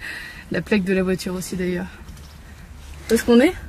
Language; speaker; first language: French; native; French